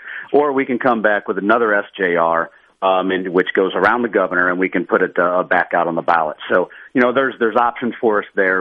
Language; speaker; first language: English; native; English